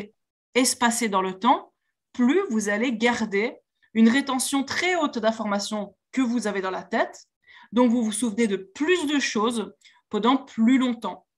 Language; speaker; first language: French; native; French